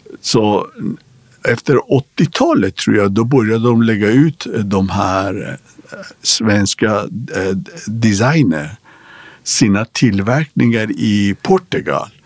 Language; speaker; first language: Swedish; non-native, fluent; Persian